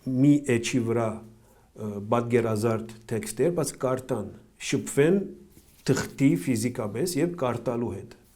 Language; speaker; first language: Armenian; early bilingual, heritage; Armenian